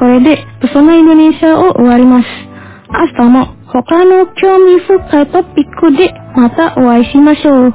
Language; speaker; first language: Japanese; non-native, fluent; Indonesian